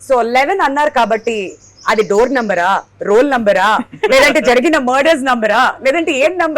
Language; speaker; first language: Telugu; native; Telugu